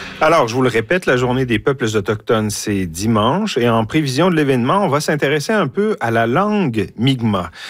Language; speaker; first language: French; native; French